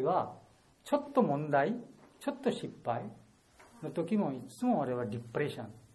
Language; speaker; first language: Japanese; non-native, learner; Bangla